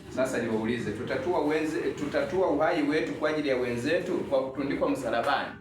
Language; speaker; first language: Swahili; non-native, local second language; Rundi